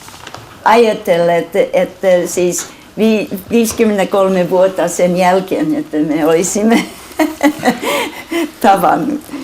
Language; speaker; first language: Finnish; early bilingual, heritage; English